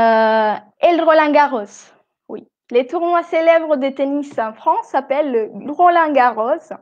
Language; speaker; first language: French; non-native, fluent; Spanish